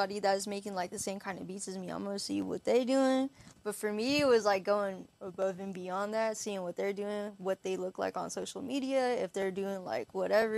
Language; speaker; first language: English; native; English